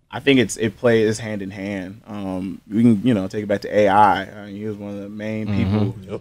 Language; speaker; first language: English; native; English